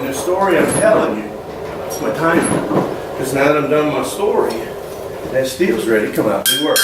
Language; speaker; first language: English; native; English